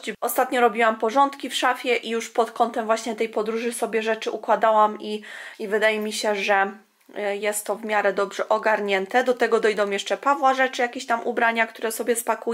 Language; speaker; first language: Polish; native; Polish